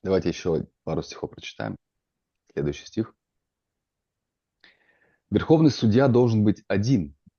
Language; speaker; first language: Russian; native; Russian